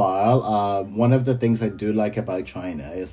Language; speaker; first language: English; non-native, local second language; Yoruba